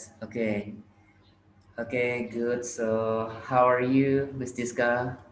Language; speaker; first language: English; non-native, learner; Indonesian